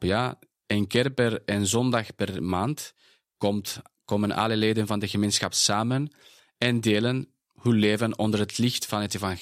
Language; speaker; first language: Dutch; non-native, fluent; Spanish